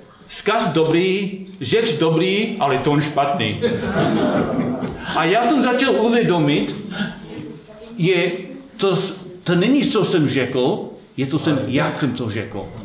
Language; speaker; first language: Czech; non-native, fluent; Slovak